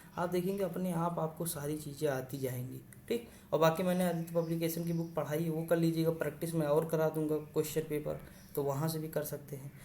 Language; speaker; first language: Hindi; native; Hindi